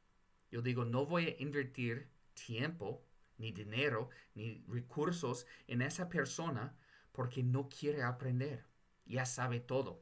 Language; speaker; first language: Spanish; non-native, fluent; English